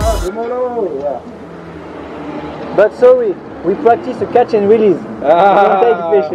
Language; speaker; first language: English; non-native, learner; French